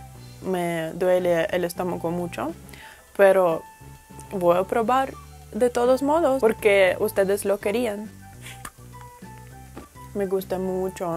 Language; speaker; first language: Spanish; non-native, fluent; Russian